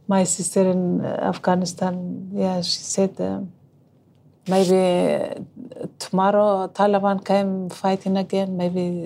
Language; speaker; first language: English; non-native, learner; Hazaragi